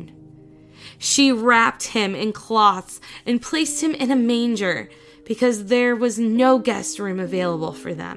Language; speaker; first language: English; native; English